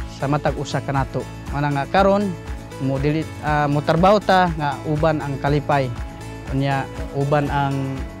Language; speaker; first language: Cebuano; non-native, local second language; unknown